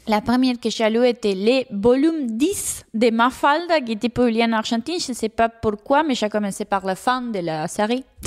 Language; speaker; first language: French; non-native, fluent; Spanish